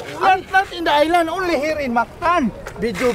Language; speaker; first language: English; non-native, learner; Cebuano